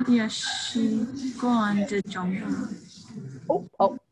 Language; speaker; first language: Chinese; non-native, learner; English